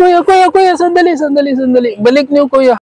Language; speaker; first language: Filipino; non-native, fluent; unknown